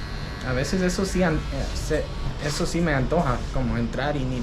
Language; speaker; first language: Spanish; early bilingual, heritage; Spanish